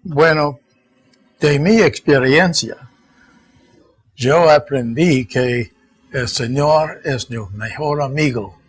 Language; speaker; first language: Spanish; non-native, fluent; English